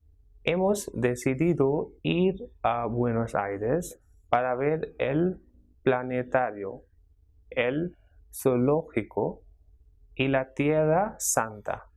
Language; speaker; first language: Spanish; non-native, fluent; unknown